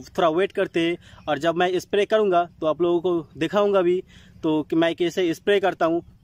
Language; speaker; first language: Hindi; non-native, local second language; Bangla